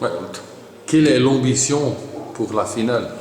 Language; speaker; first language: French; non-native, local second language; Dutch